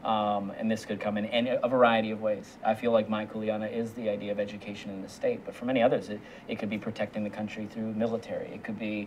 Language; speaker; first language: English; native; English